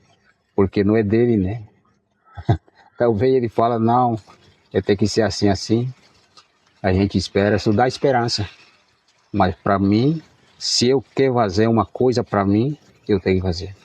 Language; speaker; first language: Portuguese; non-native, local second language; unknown